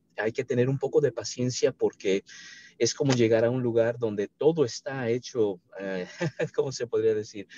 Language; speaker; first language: Spanish; native; Spanish